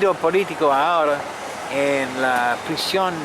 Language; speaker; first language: Spanish; non-native, fluent; French